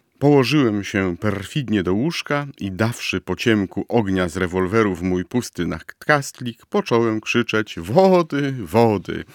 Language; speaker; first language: Polish; native; Polish